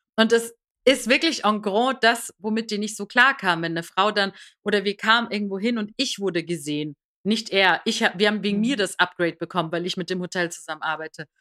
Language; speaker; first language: German; early bilingual, other home language; Persian